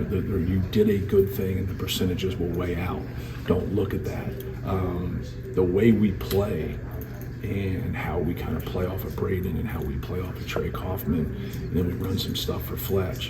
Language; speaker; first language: English; native; English